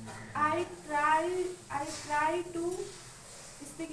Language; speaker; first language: English; non-native, learner; Hindi